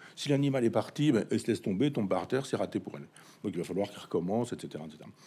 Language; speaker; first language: French; native; French